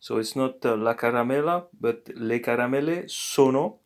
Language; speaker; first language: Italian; non-native, learner; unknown